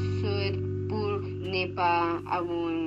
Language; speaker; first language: French; non-native, learner; Spanish